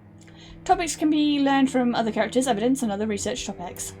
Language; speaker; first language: English; native; English